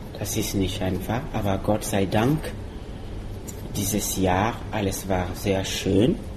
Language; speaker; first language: German; non-native, learner; Mossi